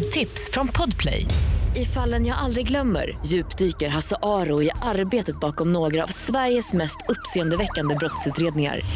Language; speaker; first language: Swedish; non-native, fluent; Portuguese